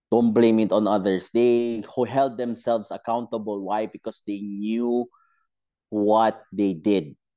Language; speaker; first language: English; non-native, local second language; Cebuano